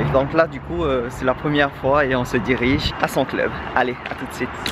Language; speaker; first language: French; native; French